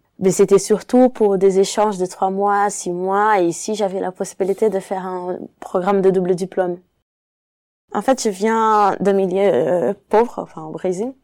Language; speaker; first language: French; non-native, fluent; Portuguese